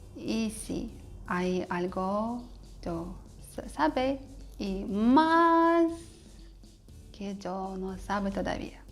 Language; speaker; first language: Spanish; non-native, learner; Russian